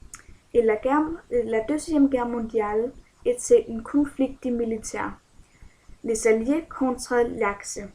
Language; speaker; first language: French; non-native, learner; Danish